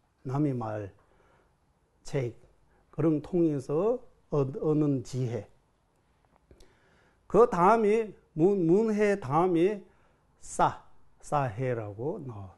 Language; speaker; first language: Korean; non-native, fluent; Tibetan